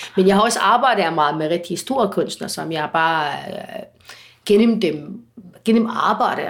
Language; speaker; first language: Danish; non-native, fluent; Arabic